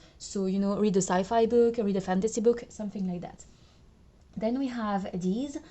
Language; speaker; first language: English; non-native, fluent; French